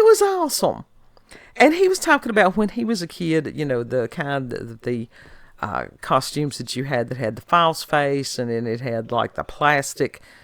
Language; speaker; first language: English; native; English